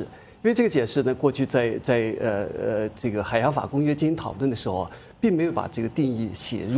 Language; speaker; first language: Chinese; native; Chinese